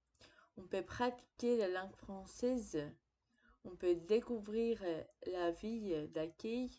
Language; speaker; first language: French; non-native, fluent; Greek